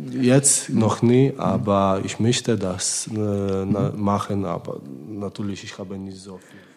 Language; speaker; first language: German; non-native, learner; Polish